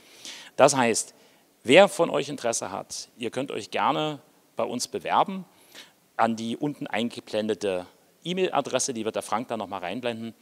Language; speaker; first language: German; native; German